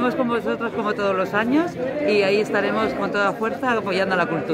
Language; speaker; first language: Spanish; native; Spanish